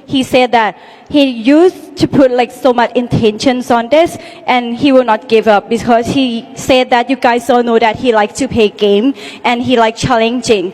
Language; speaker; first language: English; non-native, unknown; Thai